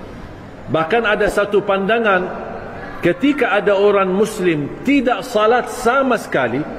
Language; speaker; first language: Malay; non-native, fluent; Arabic